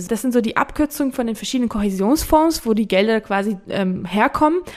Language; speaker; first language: German; non-native, fluent; Georgian